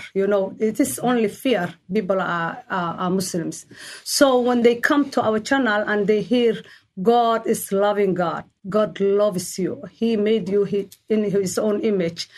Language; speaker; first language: English; non-native, learner; Somali